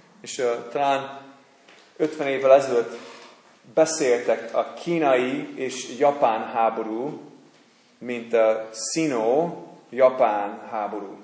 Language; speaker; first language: Hungarian; non-native, fluent; English